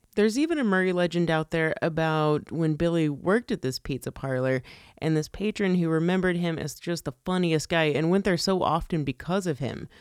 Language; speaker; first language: English; early bilingual, other home language; Italian